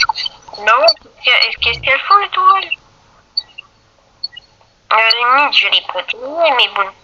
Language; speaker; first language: French; native; French